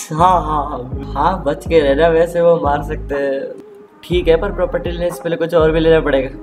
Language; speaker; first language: Hindi; native; Hindi